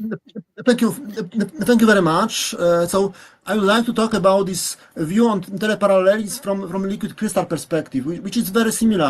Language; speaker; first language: English; non-native, fluent; Polish